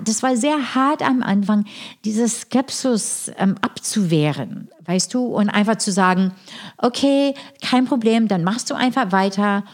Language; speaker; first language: German; non-native, fluent; English